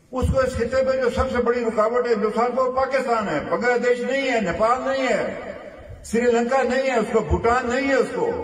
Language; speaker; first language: Urdu; non-native, local second language; Pahari-Potwari